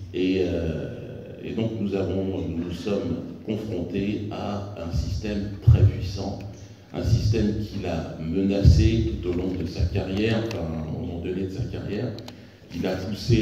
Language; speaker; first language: French; native; French